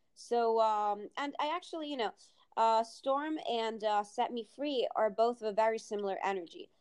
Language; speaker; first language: English; early bilingual, other home language; Italian